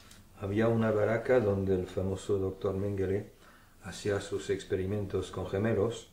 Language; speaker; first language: Spanish; early bilingual, heritage; German